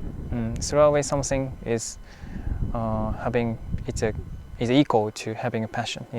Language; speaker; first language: English; non-native, fluent; Japanese